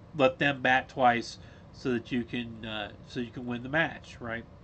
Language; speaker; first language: English; native; English